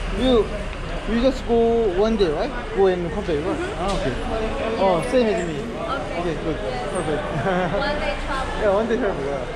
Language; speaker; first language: English; non-native, learner; Korean